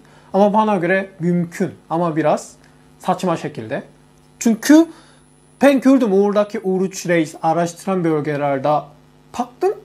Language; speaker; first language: Turkish; non-native, learner; Korean